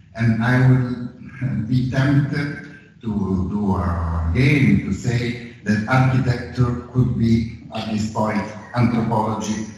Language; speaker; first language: English; non-native, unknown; Italian